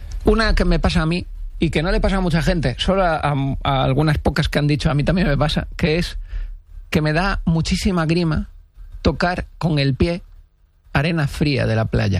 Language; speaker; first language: Spanish; native; Spanish